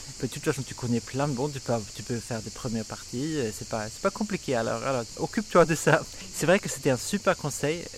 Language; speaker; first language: French; non-native, fluent; Swedish